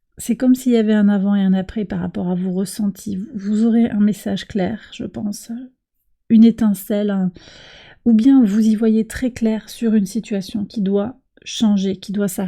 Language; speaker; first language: French; native; French